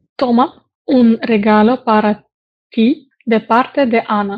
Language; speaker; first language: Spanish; non-native, learner; Russian